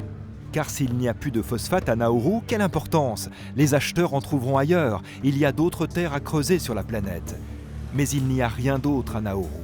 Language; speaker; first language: French; native; French